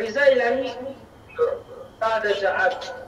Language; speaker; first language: Turkish; non-native, learner; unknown